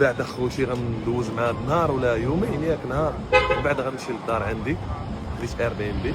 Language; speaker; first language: Arabic; native; Arabic